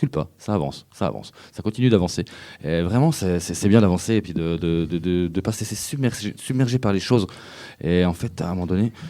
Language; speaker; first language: French; native; French